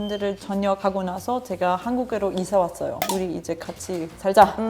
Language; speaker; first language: Korean; non-native, learner; German